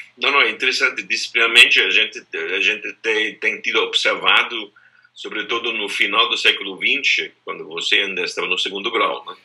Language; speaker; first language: Portuguese; non-native, fluent; German